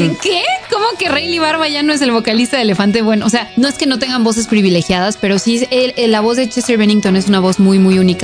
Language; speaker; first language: Spanish; native; Spanish